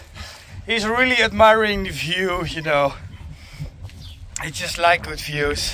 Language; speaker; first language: English; non-native, fluent; Dutch